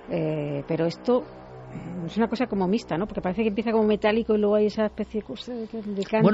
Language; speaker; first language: Spanish; native; Spanish